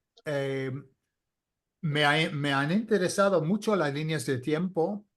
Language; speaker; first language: Spanish; non-native, fluent; English